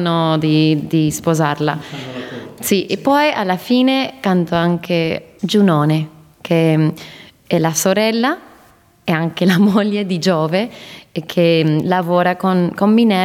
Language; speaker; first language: Italian; non-native, fluent; English